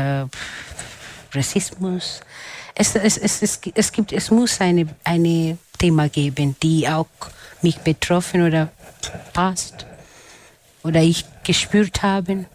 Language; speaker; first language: German; non-native, fluent; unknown